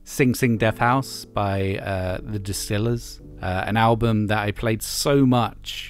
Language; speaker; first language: English; native; English